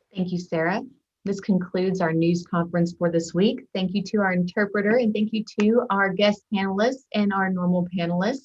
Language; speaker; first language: English; native; English